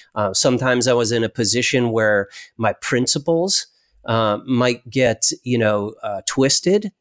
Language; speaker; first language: English; native; English